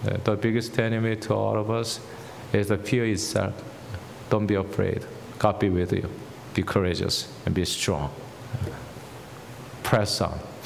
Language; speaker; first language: English; non-native, fluent; Korean